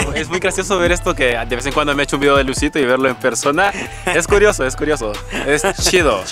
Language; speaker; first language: Spanish; native; Spanish